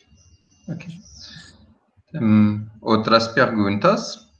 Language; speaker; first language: Portuguese; non-native, fluent; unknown